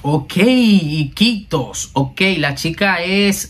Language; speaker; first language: Spanish; native; Spanish